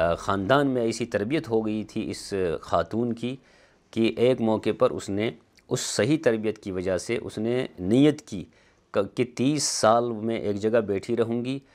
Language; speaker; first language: Urdu; native; Urdu